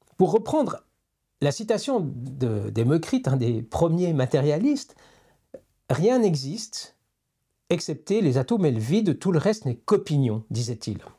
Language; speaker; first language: French; native; French